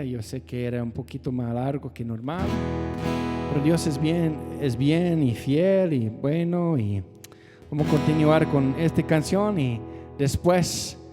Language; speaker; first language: Spanish; non-native, fluent; English